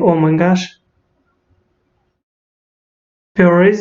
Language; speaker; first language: English; non-native, learner; Russian